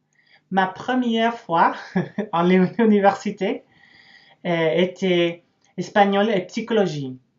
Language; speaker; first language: French; non-native, learner; English